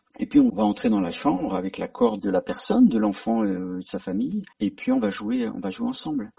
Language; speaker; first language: French; native; French